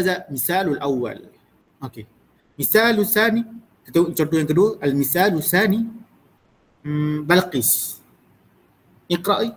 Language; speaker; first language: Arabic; non-native, fluent; Malay